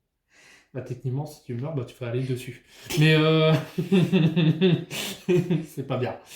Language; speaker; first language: French; native; French